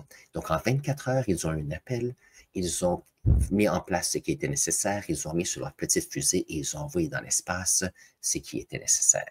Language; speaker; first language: French; native; French